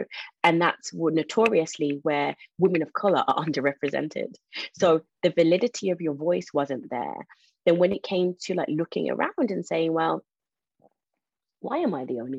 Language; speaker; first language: English; native; English